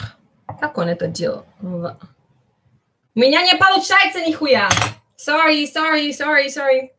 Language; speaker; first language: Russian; early bilingual, heritage; Italian